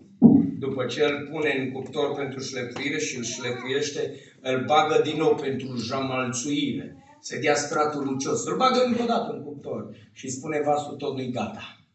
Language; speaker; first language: Romanian; native; Romanian